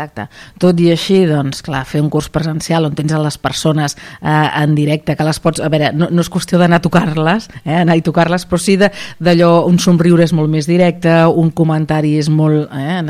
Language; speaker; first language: Catalan; native; Catalan